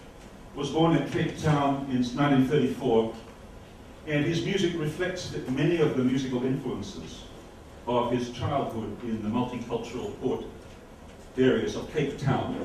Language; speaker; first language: English; non-native, fluent; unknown